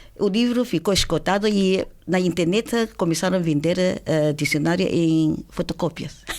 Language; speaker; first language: Portuguese; non-native, fluent; Chinese